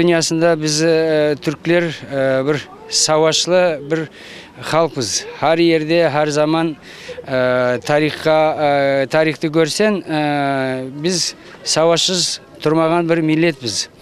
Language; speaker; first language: Turkish; non-native, learner; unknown